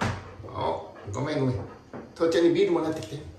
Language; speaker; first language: Japanese; native; Japanese